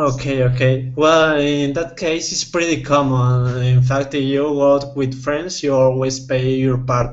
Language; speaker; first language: English; non-native, fluent; Spanish